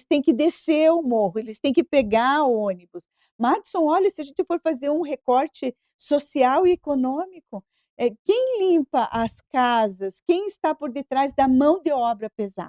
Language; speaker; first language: Portuguese; native; Portuguese